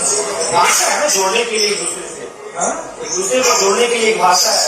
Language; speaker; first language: Hindi; non-native, learner; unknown